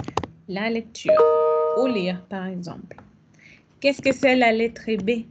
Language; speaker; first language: French; non-native, fluent; Spanish